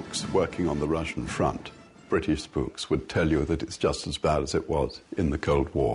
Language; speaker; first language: English; native; English